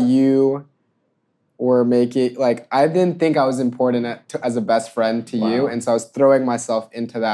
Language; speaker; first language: English; native; English